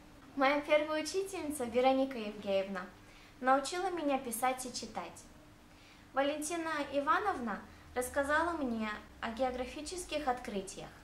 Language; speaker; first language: Russian; early bilingual, heritage; Russian